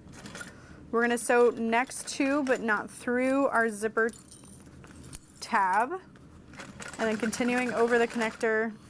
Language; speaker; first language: English; native; English